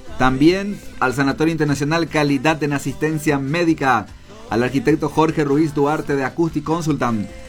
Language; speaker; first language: Spanish; non-native, local second language; Guarani